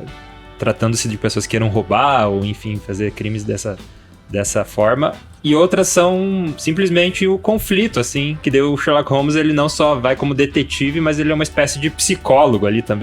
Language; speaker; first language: Portuguese; native; Portuguese